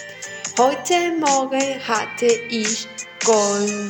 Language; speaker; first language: German; non-native, learner; Spanish